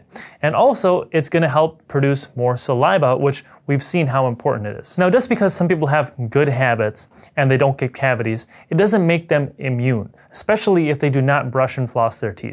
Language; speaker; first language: English; native; English